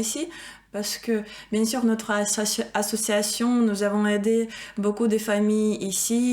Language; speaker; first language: French; non-native, fluent; Ukrainian